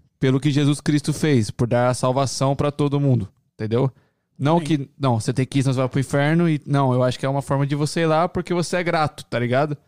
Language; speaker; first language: Portuguese; native; Portuguese